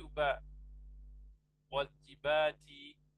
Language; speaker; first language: Arabic; non-native, fluent; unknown